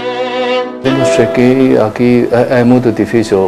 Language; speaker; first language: Portuguese; non-native, learner; Chinese